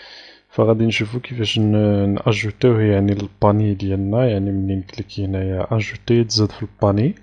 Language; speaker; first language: Arabic; native; Arabic